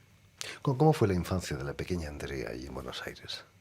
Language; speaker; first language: Spanish; native; Spanish